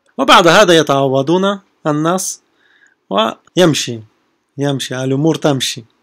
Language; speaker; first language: Arabic; non-native, fluent; Russian